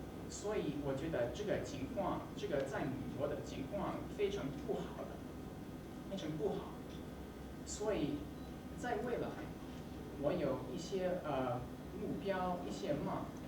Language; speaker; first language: Chinese; non-native, learner; English